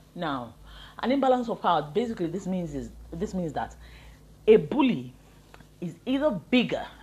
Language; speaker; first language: English; non-native, local second language; Yoruba